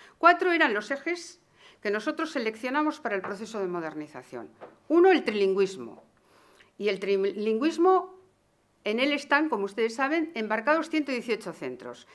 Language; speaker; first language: Spanish; native; Spanish